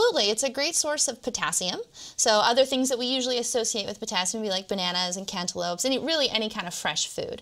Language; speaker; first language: English; native; English